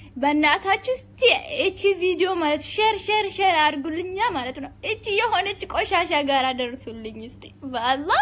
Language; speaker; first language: Amharic; non-native, local second language; Oromo